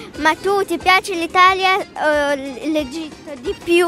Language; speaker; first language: Italian; early bilingual, other home language; Arabic